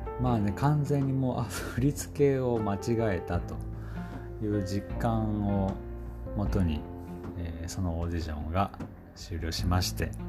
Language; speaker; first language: Japanese; native; Japanese